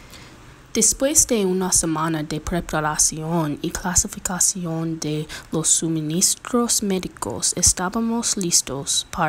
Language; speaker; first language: Spanish; non-native, learner; English